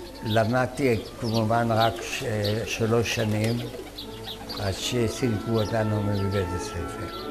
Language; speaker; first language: Hebrew; non-native, fluent; German